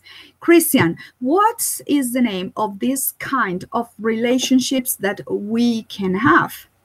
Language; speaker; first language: English; non-native, fluent; Spanish